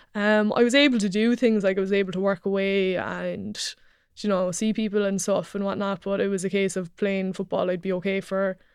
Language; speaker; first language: English; native; English